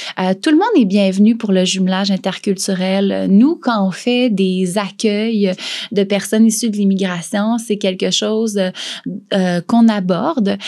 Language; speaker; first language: French; native; French